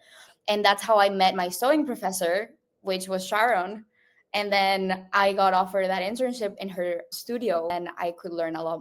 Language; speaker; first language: English; non-native, local second language; Spanish